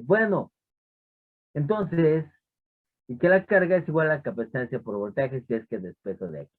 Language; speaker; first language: Spanish; native; Spanish